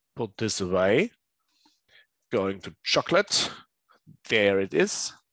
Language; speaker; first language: English; non-native, learner; German